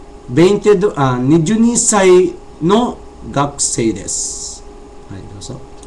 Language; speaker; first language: Japanese; non-native, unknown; Chavacano